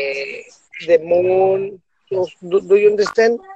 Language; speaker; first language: English; non-native, learner; Spanish